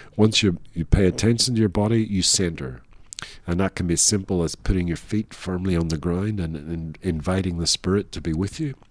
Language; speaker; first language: English; native; English